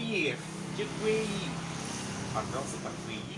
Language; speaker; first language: French; non-native, learner; Indonesian